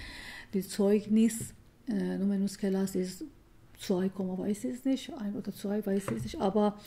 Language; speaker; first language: German; non-native, learner; Persian